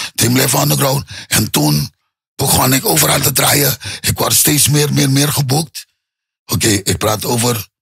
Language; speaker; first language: Dutch; non-native, local second language; Papiamento